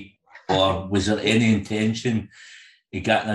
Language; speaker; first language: English; native; English